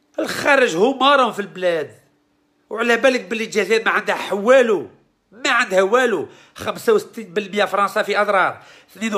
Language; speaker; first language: Arabic; early bilingual, heritage; Arabic